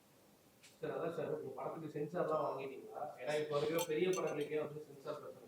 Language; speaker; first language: Tamil; native; Tamil